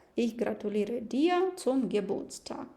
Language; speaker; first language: German; non-native, fluent; Ukrainian